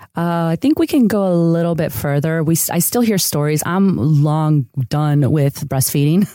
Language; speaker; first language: English; early bilingual, other home language; Spanish